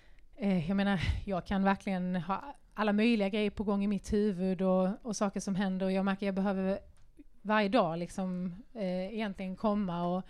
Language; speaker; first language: Swedish; native; Swedish